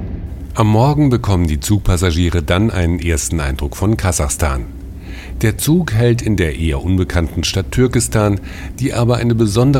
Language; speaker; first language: German; native; German